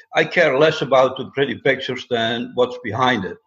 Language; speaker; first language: English; non-native, fluent; Dutch